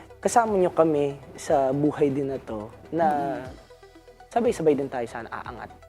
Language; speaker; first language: Filipino; native; Filipino